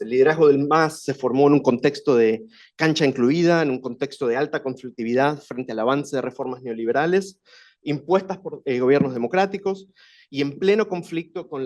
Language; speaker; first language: Spanish; native; Spanish